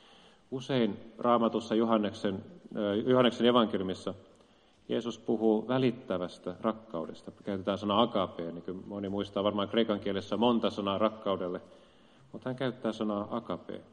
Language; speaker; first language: Finnish; native; Finnish